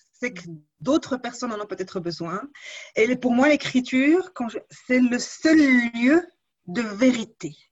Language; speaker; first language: French; non-native, local second language; Arabic